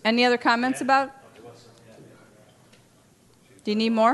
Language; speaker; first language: English; native; English